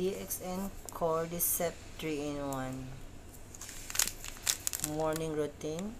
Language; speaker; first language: English; non-native, learner; Filipino